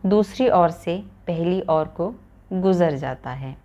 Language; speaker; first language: Hindi; non-native, local second language; Malayalam